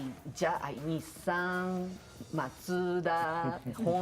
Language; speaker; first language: Spanish; non-native, learner; Japanese